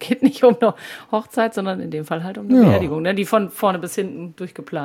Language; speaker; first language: German; native; German